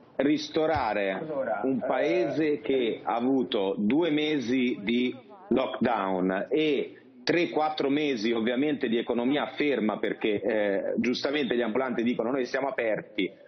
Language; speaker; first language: Italian; native; Italian